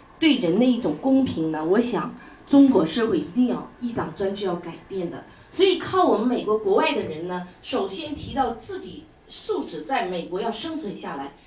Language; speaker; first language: Chinese; native; Chinese